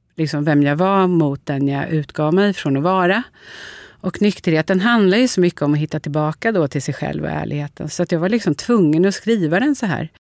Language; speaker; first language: Swedish; native; Swedish